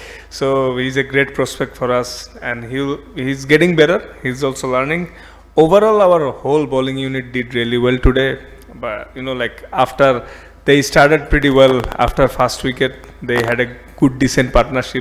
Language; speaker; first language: English; non-native, local second language; Bangla